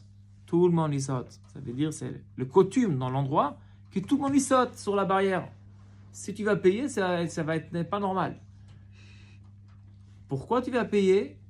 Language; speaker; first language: French; non-native, fluent; Hebrew